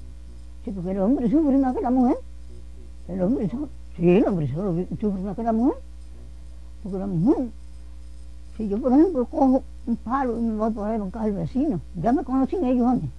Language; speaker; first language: Spanish; native; Spanish